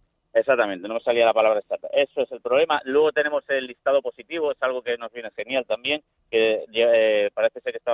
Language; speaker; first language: Spanish; native; Spanish